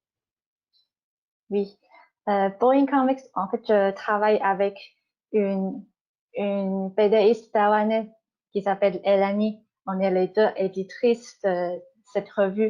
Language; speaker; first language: French; non-native, fluent; Chinese